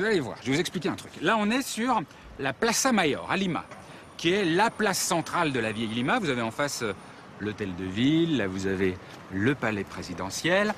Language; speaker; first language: French; native; French